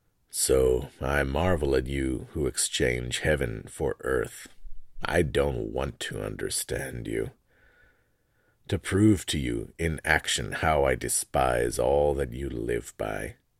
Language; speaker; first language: English; native; English